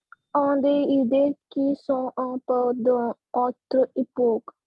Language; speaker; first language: French; non-native, learner; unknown